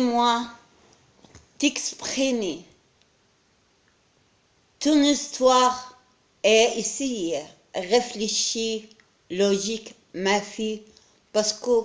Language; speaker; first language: French; non-native, learner; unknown